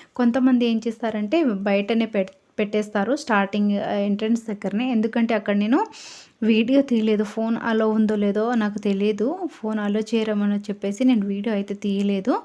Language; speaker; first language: Telugu; native; Telugu